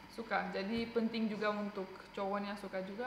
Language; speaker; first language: Indonesian; non-native, fluent; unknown